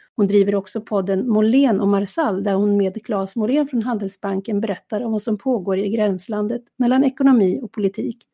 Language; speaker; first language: Swedish; native; Swedish